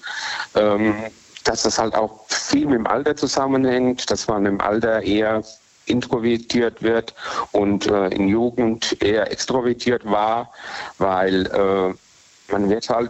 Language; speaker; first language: German; native; German